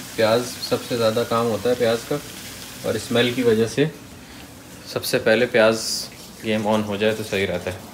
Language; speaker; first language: Hindi; native; Hindi